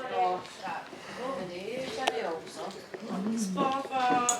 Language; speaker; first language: Swedish; non-native, learner; Thai